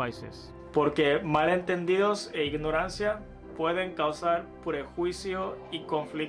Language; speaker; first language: Spanish; non-native, fluent; Japanese